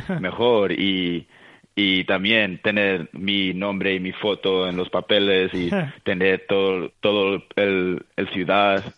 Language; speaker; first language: Spanish; early bilingual, heritage; Spanish